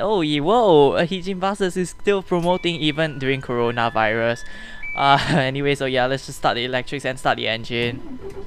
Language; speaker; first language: English; native; English